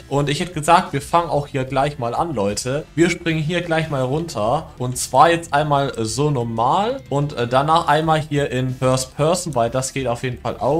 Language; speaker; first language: German; native; German